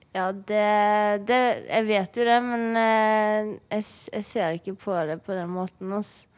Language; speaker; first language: Norwegian; native; Norwegian